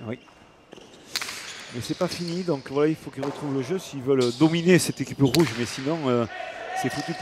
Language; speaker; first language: French; native; French